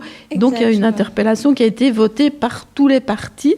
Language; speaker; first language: French; native; French